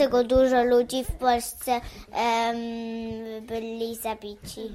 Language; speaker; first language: Polish; early bilingual, heritage; English